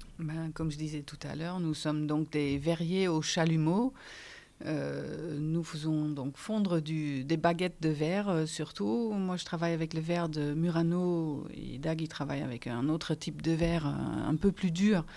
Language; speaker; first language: French; non-native, fluent; Dutch